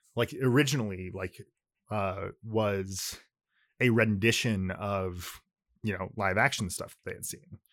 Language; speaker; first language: English; early bilingual, other home language; Japanese